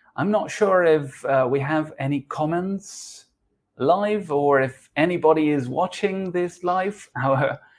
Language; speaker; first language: English; non-native, fluent; Spanish